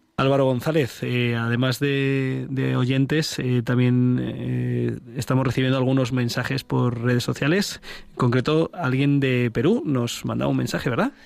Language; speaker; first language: Spanish; native; Spanish